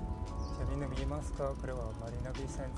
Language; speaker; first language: Japanese; non-native, learner; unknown